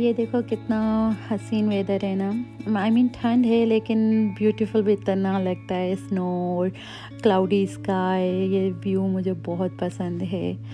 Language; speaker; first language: Urdu; native; Urdu